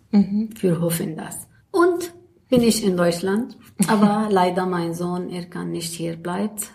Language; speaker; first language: German; non-native, learner; Arabic